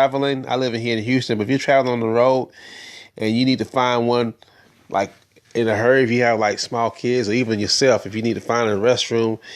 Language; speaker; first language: English; native; English